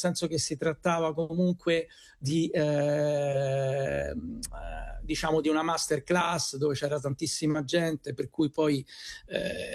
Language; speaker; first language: Italian; native; Italian